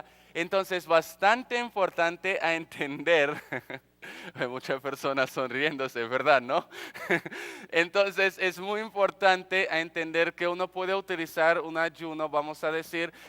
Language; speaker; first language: Spanish; non-native, fluent; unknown